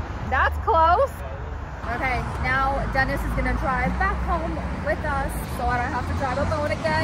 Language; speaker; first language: English; early bilingual, other home language; Russian